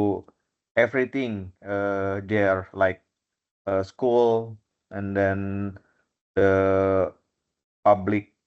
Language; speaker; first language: English; non-native, fluent; Indonesian